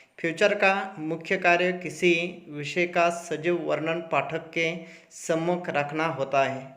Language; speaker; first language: Hindi; non-native, local second language; Marathi